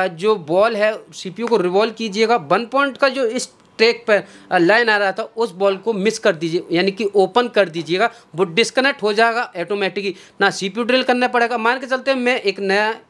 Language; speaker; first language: Hindi; native; Hindi